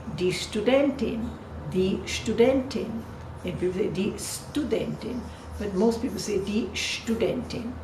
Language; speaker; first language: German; non-native, fluent; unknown